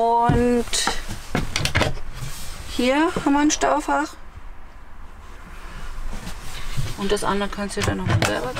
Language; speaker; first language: German; native; German